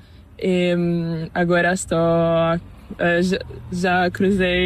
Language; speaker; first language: Spanish; non-native, learner; Italian